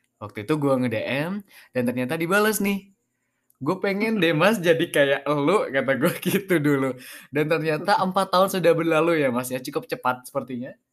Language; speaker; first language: Indonesian; native; Indonesian